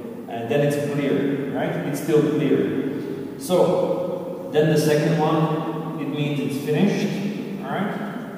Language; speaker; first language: English; non-native, fluent; Czech